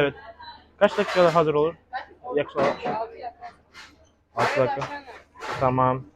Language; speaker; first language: Turkish; non-native, learner; Kazakh